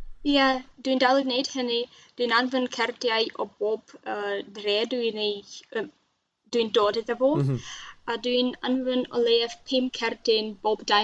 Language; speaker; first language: Welsh; non-native, learner; Russian